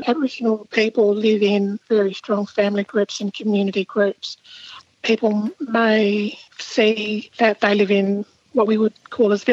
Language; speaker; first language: English; native; English